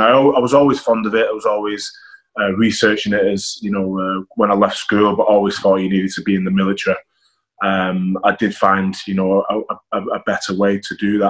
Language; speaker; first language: English; native; English